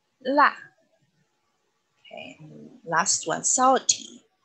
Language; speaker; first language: English; non-native, fluent; Chinese